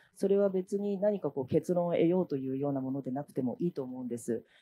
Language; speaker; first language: Japanese; native; Japanese